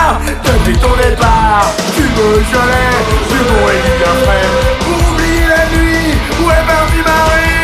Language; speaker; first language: French; native; French